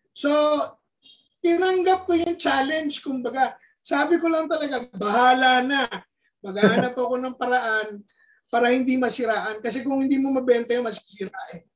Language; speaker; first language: Filipino; native; Filipino